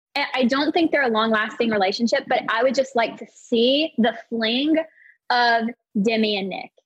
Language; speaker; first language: English; native; English